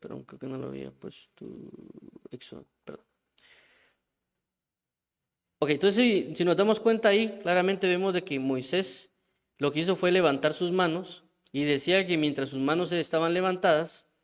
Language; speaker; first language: Spanish; native; Spanish